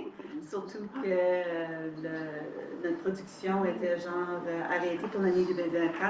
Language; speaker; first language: French; native; French